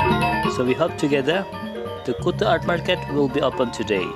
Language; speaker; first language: English; non-native, local second language; Indonesian